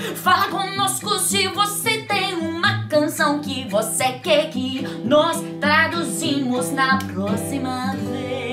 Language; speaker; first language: Portuguese; non-native, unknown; English